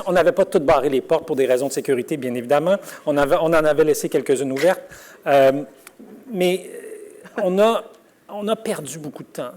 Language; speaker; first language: French; native; French